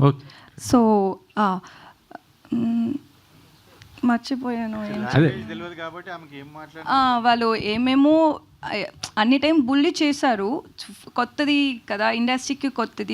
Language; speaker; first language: Telugu; non-native, local second language; Tamil